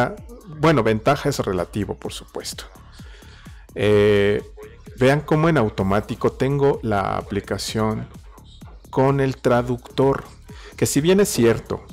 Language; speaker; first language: Spanish; native; Spanish